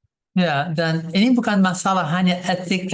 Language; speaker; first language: Indonesian; non-native, fluent; English